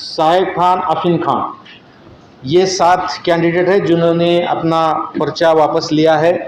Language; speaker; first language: Hindi; non-native, local second language; Marathi